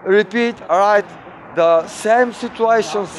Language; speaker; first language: English; non-native, learner; Bulgarian